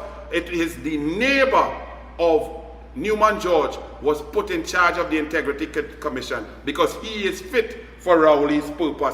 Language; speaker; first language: English; native; English